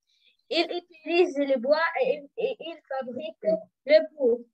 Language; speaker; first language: French; non-native, learner; Arabic